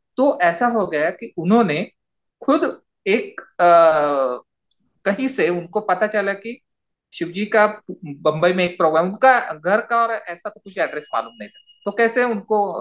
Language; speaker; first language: Hindi; non-native, local second language; Marathi